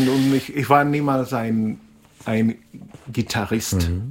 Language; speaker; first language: German; non-native, fluent; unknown